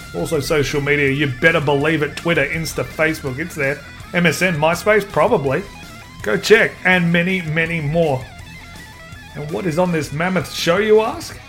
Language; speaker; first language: English; native; English